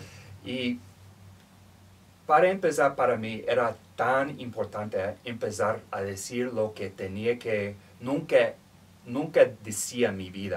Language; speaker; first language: Spanish; non-native, fluent; English